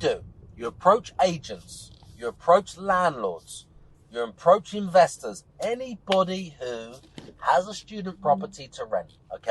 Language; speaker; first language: English; native; English